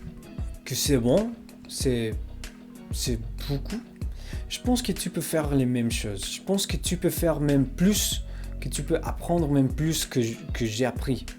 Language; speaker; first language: French; non-native, learner; English